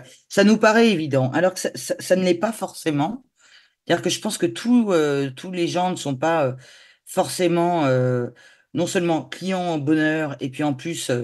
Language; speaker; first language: French; native; French